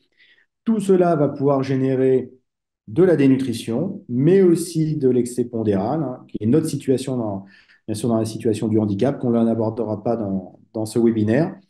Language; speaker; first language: French; native; French